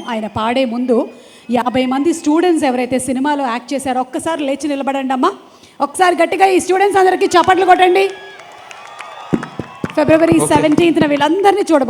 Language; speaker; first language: Telugu; native; Telugu